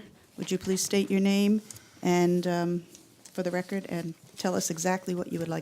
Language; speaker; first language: English; native; English